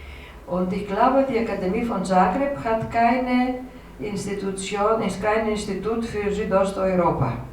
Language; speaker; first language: German; non-native, fluent; Greek